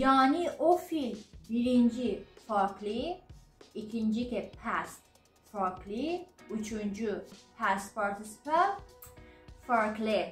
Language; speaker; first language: Turkish; non-native, fluent; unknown